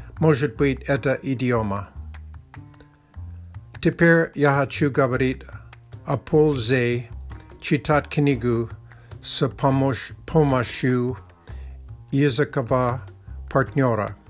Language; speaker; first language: Russian; non-native, learner; Czech